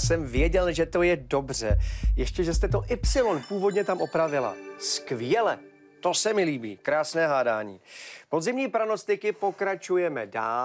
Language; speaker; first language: Czech; native; Czech